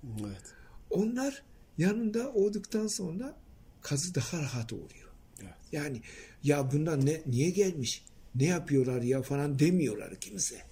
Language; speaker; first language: Turkish; non-native, fluent; Japanese